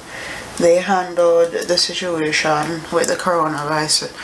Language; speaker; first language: English; native; English